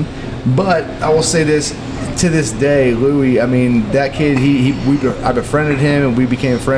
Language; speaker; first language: English; native; English